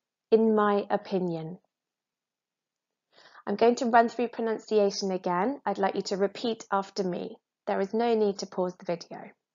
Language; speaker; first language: English; native; English